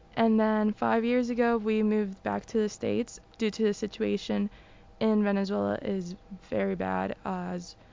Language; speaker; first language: English; early bilingual, other home language; Spanish